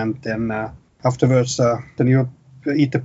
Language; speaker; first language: English; non-native, fluent; Finnish